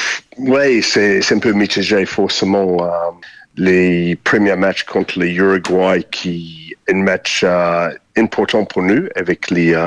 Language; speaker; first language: French; non-native, fluent; English